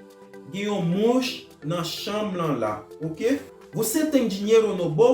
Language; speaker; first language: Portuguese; non-native, fluent; Haitian Creole